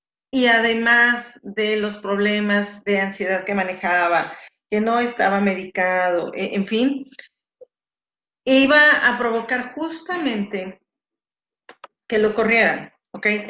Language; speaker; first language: Spanish; native; Spanish